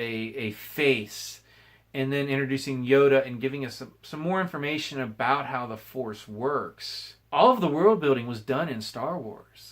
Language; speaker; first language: English; native; English